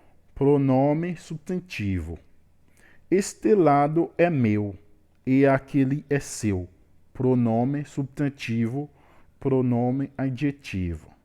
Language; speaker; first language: Portuguese; non-native, learner; Haitian Creole